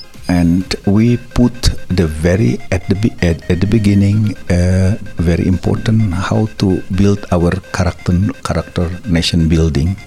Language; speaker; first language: English; non-native, learner; Indonesian